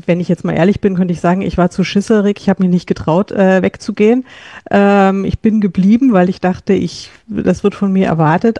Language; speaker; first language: German; native; German